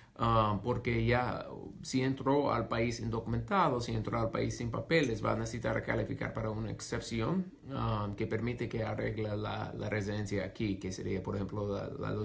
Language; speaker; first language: Spanish; non-native, fluent; English